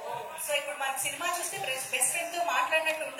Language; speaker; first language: Telugu; native; Telugu